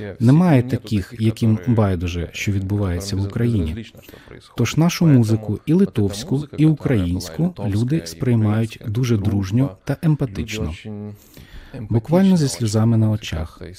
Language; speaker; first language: Ukrainian; non-native, fluent; Lithuanian